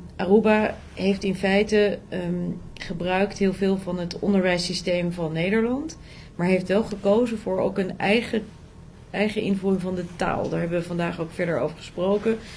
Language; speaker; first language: Dutch; native; Dutch